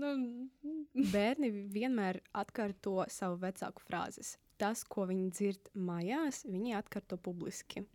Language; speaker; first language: Latvian; non-native, local second language; Russian